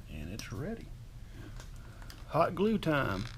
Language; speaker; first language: English; native; English